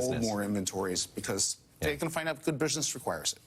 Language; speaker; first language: English; native; English